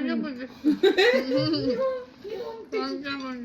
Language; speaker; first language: Japanese; non-native, fluent; Korean